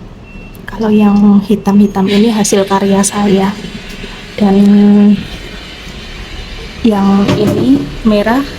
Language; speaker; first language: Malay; non-native, local second language; Javanese